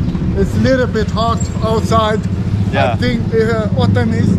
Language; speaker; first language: English; non-native, learner; Spanish